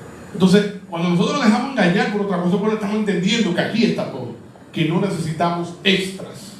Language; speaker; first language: Spanish; native; Spanish